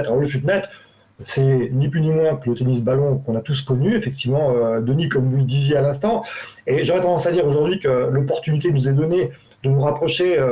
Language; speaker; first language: French; native; French